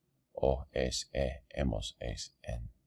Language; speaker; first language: Spanish; non-native, fluent; English